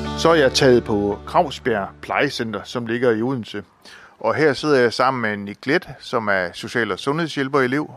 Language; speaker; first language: Danish; native; Danish